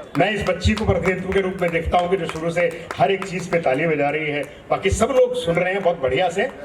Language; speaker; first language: Hindi; non-native, local second language; Punjabi